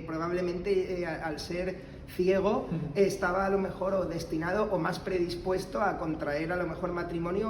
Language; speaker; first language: Spanish; native; Spanish